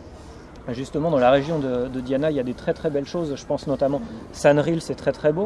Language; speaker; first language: French; native; French